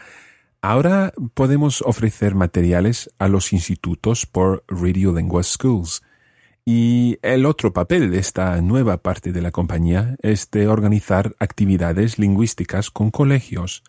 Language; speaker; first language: Spanish; non-native, fluent; English